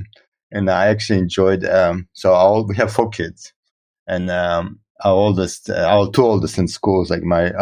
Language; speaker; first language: English; non-native, fluent; Russian